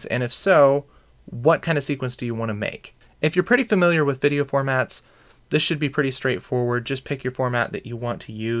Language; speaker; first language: English; native; English